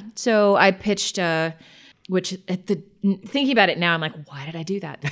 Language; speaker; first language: English; native; English